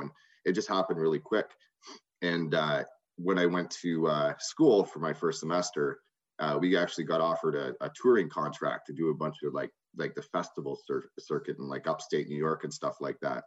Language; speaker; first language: English; native; English